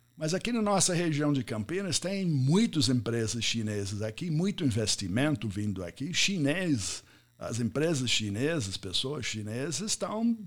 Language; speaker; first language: Portuguese; non-native, fluent; English